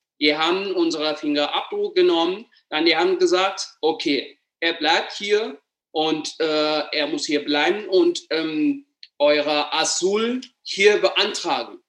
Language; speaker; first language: German; non-native, learner; Amharic